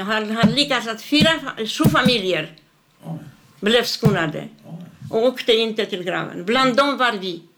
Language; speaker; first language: Swedish; non-native, fluent; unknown